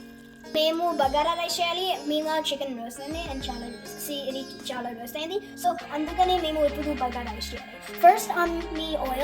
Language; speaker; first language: Telugu; early bilingual, heritage; Telugu